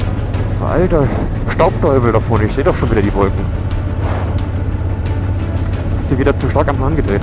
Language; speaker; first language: German; native; German